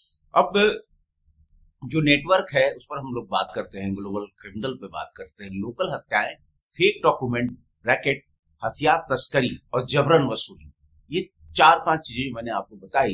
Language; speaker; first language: Hindi; native; Hindi